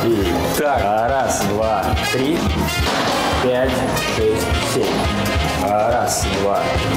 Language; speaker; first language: Russian; non-native, learner; Spanish